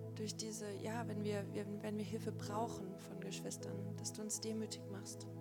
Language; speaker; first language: German; native; German